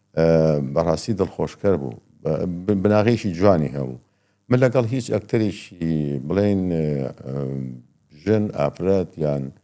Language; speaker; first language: Central Kurdish; native; Central Kurdish